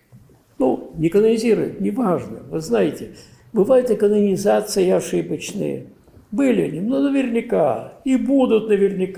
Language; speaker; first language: Russian; native; Russian